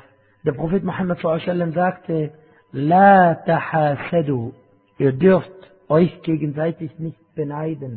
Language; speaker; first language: German; non-native, fluent; Arabic